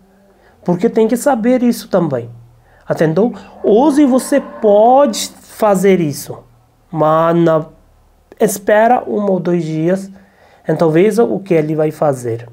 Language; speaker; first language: Portuguese; non-native, learner; Hindi